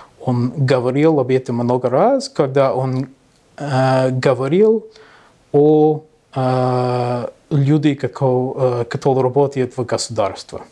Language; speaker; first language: Russian; non-native, learner; English